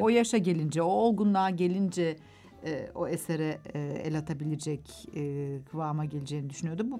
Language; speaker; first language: Turkish; native; Turkish